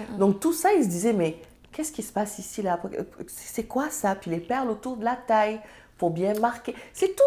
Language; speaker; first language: French; non-native, local second language; Serer